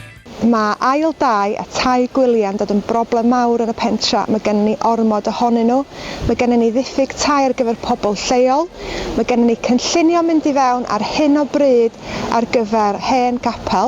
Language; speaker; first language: Welsh; native; Welsh